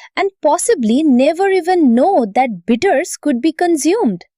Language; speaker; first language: English; non-native, local second language; Bangla